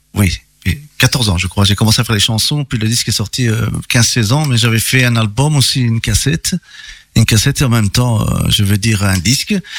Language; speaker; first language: French; early bilingual, other home language; Italian